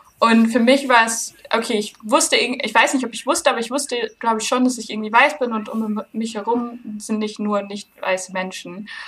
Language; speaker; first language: German; early bilingual, heritage; German